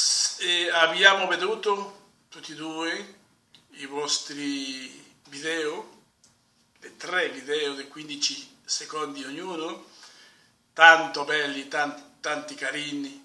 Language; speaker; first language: Italian; non-native, fluent; Spanish